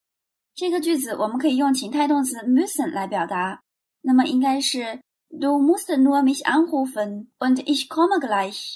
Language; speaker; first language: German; non-native, fluent; Chinese